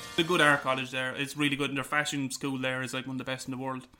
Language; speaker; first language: English; native; English